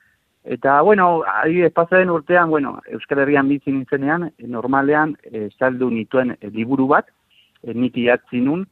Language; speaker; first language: Basque; non-native, fluent; Spanish